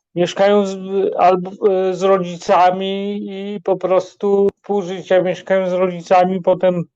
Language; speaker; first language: Polish; native; Polish